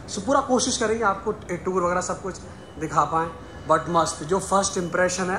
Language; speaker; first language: Hindi; non-native, local second language; Marathi